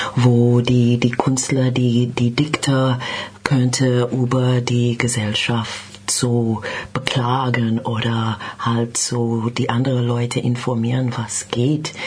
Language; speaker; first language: German; non-native, learner; English